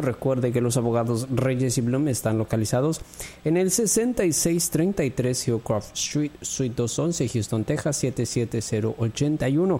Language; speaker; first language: Spanish; native; Spanish